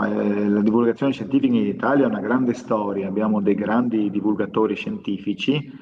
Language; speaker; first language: Italian; native; Italian